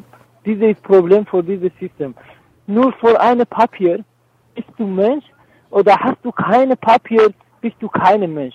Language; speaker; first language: German; non-native, learner; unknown